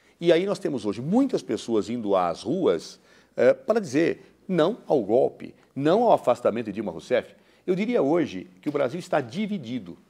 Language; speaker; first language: Portuguese; native; Portuguese